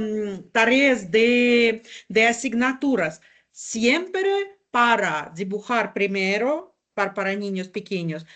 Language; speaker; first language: Spanish; non-native, learner; Russian